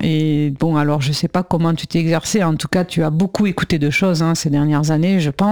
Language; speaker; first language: French; native; French